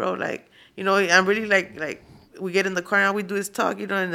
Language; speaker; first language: English; early bilingual, other home language; Spanish